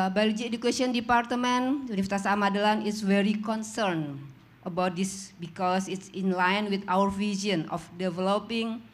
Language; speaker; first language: English; non-native, learner; Indonesian